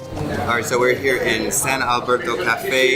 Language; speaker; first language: English; native; English